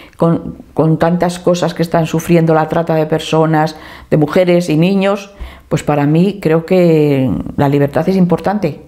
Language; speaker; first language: Spanish; native; Spanish